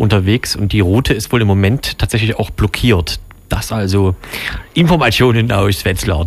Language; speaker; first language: German; native; German